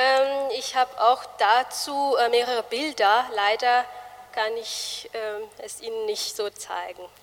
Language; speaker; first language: German; non-native, fluent; Malagasy